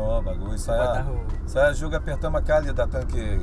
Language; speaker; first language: Indonesian; non-native, learner; Portuguese